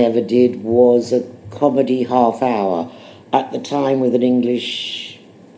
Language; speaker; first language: English; native; English